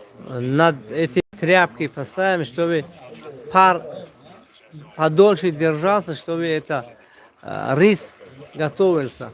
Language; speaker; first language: Russian; non-native, local second language; Tajik